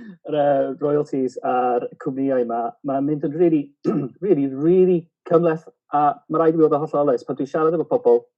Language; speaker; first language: Welsh; native; Welsh